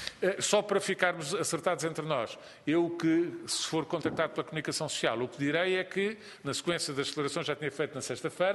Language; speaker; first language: Portuguese; native; Portuguese